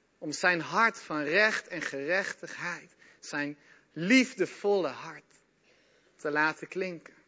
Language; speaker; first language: Dutch; native; Dutch